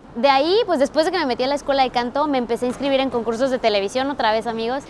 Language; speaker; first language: Spanish; native; Spanish